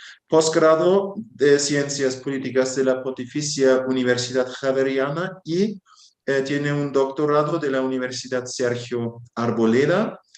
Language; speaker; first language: Spanish; non-native, fluent; German